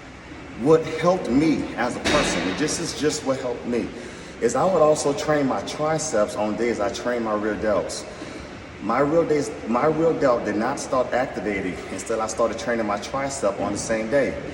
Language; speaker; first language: English; native; English